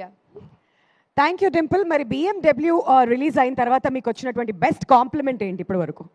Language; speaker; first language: Telugu; native; Telugu